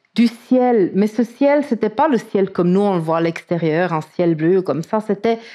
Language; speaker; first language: French; native; French